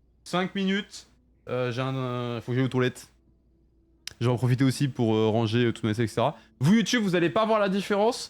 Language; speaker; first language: French; native; French